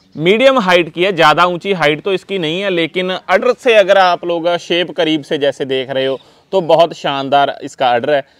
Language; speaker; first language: Hindi; non-native, local second language; Punjabi